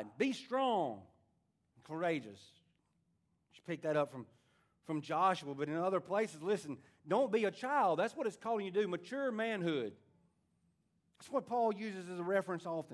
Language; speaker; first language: English; native; English